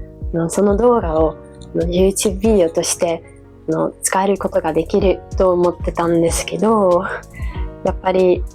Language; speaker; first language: Japanese; non-native, fluent; Dutch